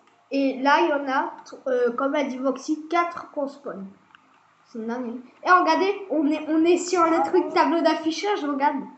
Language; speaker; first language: French; native; French